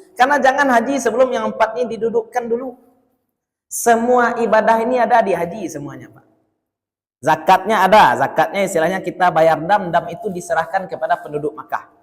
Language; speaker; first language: Malay; non-native, local second language; Minangkabau